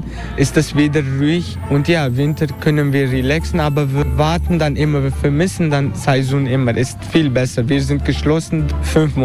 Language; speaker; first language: German; non-native, learner; Turkish